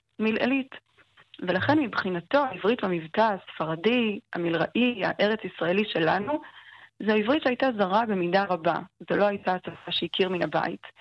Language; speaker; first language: Hebrew; native; Hebrew